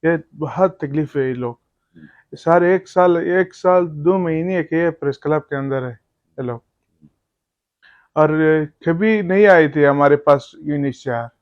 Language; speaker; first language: Hindi; non-native, learner; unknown